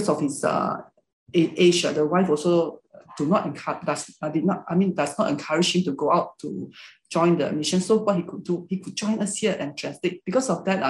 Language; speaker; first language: English; non-native, local second language; Hakka Chinese